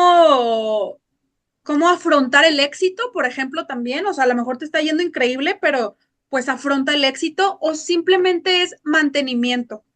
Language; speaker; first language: Spanish; native; Spanish